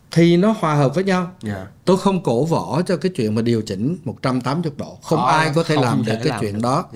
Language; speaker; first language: Vietnamese; native; Vietnamese